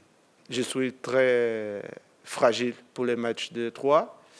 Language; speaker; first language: French; non-native, learner; Portuguese